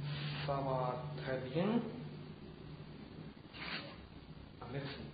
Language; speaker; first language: French; non-native, learner; Russian